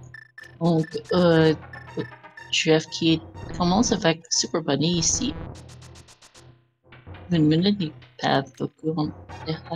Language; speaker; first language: French; non-native, fluent; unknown